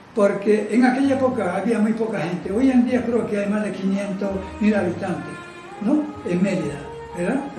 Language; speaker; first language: Spanish; non-native, fluent; Japanese